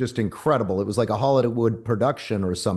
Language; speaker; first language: English; native; English